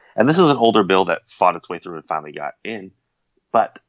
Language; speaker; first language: English; native; English